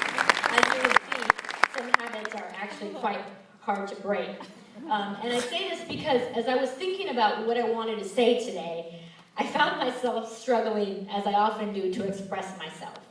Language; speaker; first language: English; early bilingual, other home language; Spanish